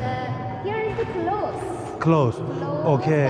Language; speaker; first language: English; non-native, learner; Turkish